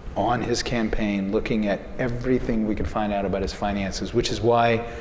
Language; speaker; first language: English; native; English